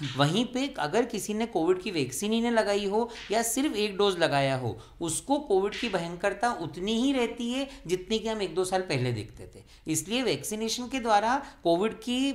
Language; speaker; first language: Hindi; native; Hindi